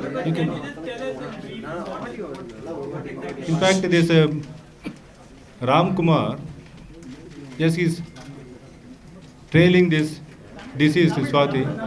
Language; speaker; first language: English; non-native, local second language; Tamil